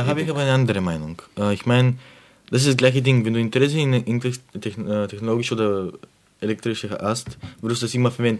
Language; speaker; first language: German; non-native, fluent; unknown